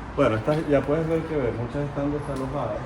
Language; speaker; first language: Spanish; native; Spanish